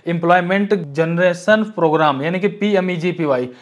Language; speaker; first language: Hindi; native; Hindi